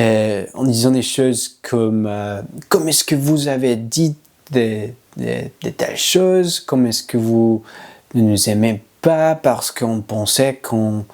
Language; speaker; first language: French; non-native, learner; English